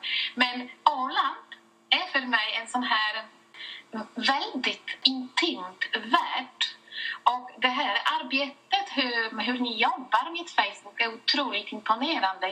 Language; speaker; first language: Swedish; non-native, fluent; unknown